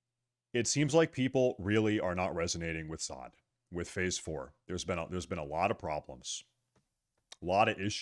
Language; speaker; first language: English; native; English